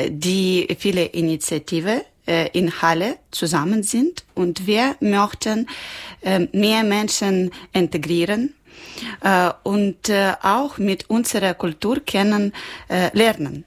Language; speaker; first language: German; non-native, learner; Ukrainian